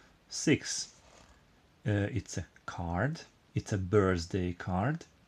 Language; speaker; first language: English; non-native, fluent; Hungarian